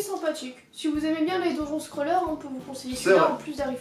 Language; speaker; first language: French; native; French